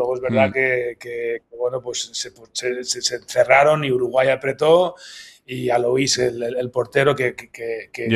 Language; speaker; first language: Spanish; native; Spanish